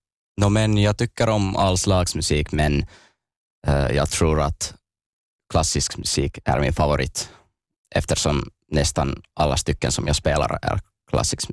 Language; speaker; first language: Swedish; non-native, local second language; Finnish